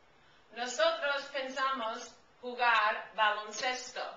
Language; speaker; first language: Spanish; non-native, fluent; English